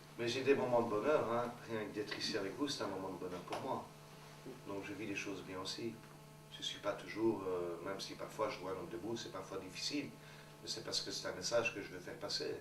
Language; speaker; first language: French; native; French